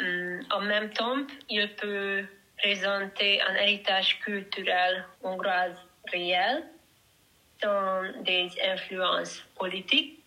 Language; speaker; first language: French; non-native, learner; Hungarian